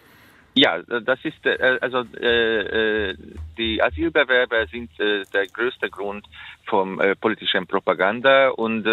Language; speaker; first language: German; non-native, fluent; Hungarian